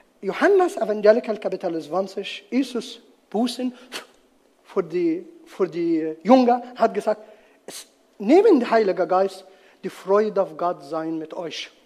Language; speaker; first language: German; non-native, learner; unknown